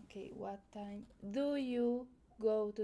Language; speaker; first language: English; non-native, learner; Spanish